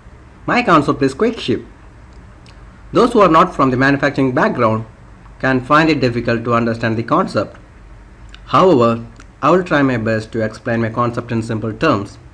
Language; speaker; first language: English; non-native, local second language; Tamil